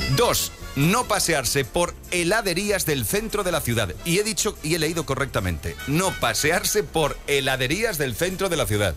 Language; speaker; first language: Spanish; native; Spanish